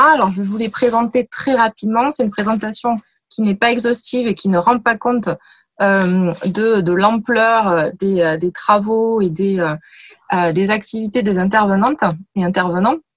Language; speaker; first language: French; native; French